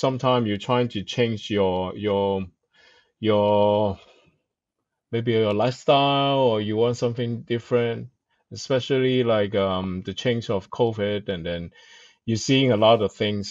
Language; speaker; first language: English; non-native, local second language; Cantonese